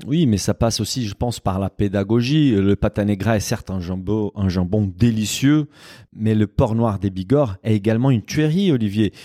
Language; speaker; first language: French; non-native, fluent; Portuguese